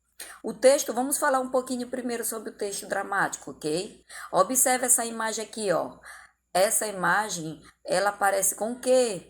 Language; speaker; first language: Portuguese; native; Portuguese